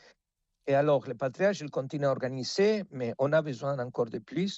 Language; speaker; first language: French; non-native, fluent; Spanish